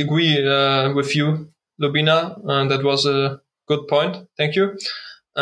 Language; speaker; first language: English; non-native, learner; German